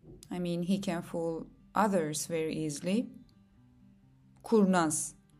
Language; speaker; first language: English; non-native, fluent; Turkish